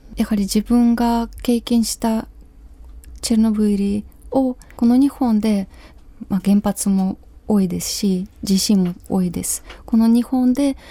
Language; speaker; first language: Japanese; non-native, fluent; Ukrainian